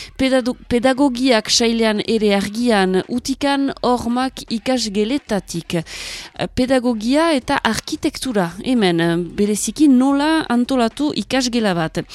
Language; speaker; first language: Basque; native; Basque